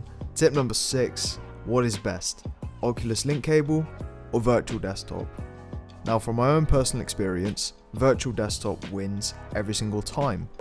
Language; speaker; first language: English; native; English